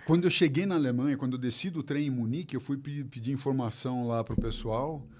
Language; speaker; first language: Portuguese; early bilingual, other home language; German